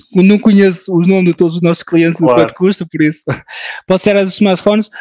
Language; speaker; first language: Portuguese; early bilingual, heritage; French